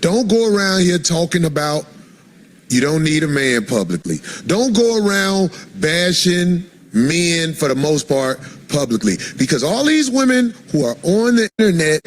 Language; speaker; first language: English; native; English